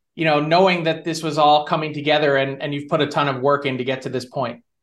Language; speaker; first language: English; native; English